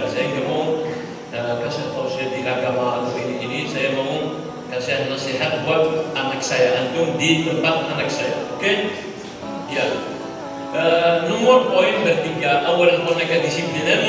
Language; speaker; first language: Indonesian; non-native, learner; Arabic